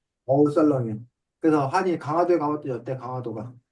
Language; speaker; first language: Korean; native; Korean